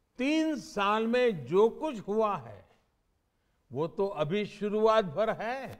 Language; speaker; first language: Hindi; native; Hindi